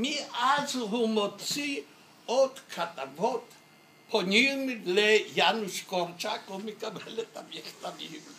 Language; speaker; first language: Hebrew; non-native, fluent; Yiddish